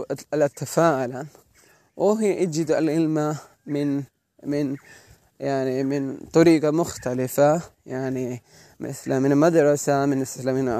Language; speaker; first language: Arabic; non-native, learner; Malay